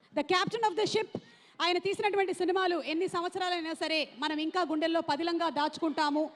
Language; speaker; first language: Telugu; native; Telugu